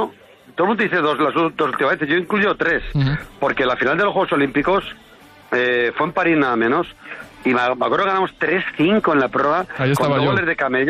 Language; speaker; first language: Spanish; native; Spanish